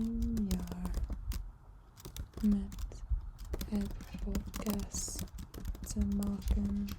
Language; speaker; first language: Dutch; non-native, learner; English